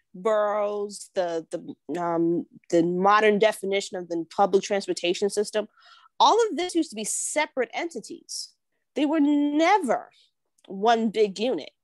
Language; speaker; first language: English; native; English